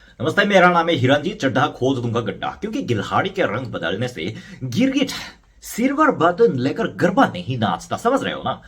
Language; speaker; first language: Hindi; non-native, fluent; Korean